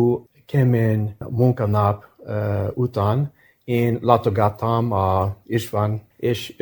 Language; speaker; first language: Hungarian; early bilingual, heritage; English